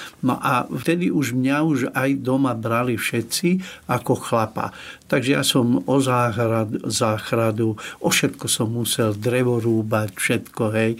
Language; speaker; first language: Slovak; non-native, local second language; Hungarian